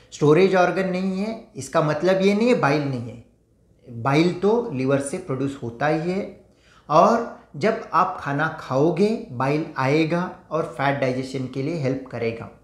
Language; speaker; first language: Hindi; non-native, local second language; Marathi